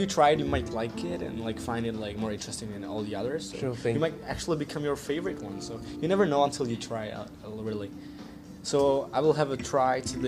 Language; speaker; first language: English; non-native, fluent; Vietnamese